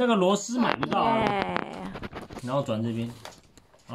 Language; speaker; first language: Chinese; native; Chinese